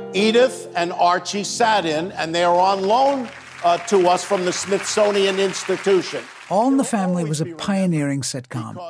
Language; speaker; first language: English; native; English